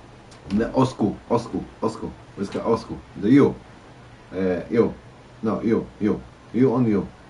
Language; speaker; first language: English; non-native, learner; Polish